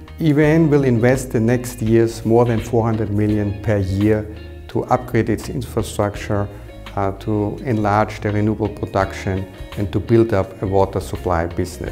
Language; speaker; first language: English; non-native, fluent; German